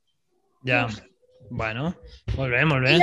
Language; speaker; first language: Catalan; native; Catalan